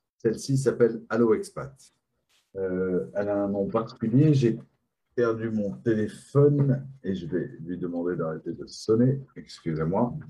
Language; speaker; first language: French; native; French